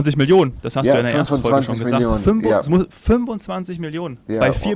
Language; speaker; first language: German; native; German